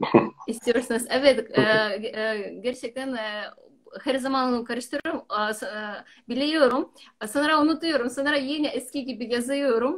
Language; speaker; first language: Turkish; non-native, learner; Russian